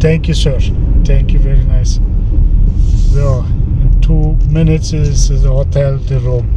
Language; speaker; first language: English; non-native, learner; Turkish